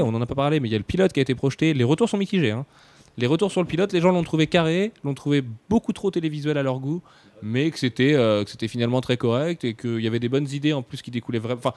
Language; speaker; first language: French; native; French